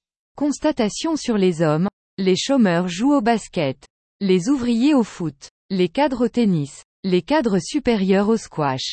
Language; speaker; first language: French; native; French